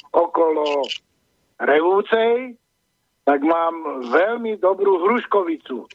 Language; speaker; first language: Slovak; non-native, local second language; Rusyn